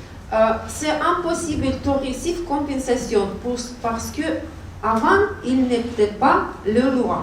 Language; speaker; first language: French; non-native, learner; Russian